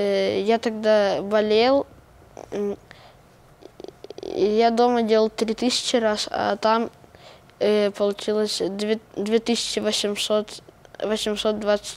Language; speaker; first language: Russian; non-native, local second language; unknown